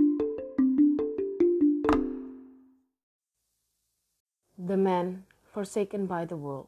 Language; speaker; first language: English; non-native, learner; Indonesian